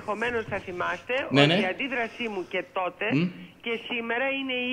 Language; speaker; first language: Greek; native; Greek